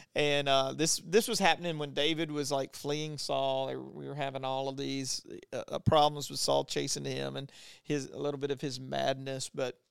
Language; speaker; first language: English; native; English